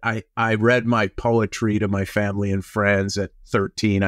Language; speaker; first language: English; native; English